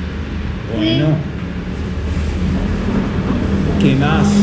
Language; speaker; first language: Spanish; non-native, learner; English